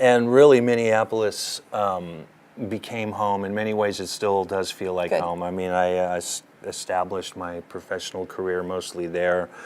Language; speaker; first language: English; early bilingual, other home language; German